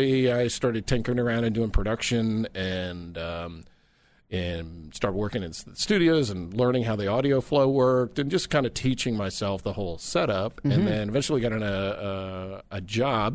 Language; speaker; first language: English; native; English